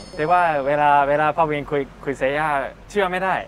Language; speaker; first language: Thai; non-native, learner; Japanese